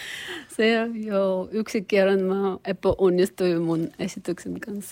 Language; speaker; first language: Finnish; non-native, learner; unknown